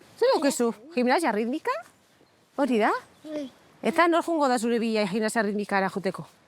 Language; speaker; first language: Basque; early bilingual, other home language; Arabic